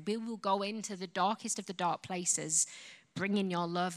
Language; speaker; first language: English; native; English